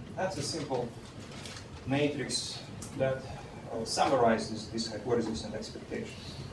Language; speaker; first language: English; non-native, fluent; Russian